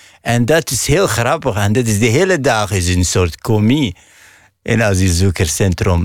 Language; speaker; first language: Dutch; non-native, fluent; Arabic